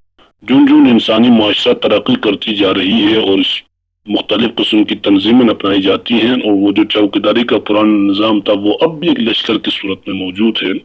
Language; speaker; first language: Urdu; non-native, local second language; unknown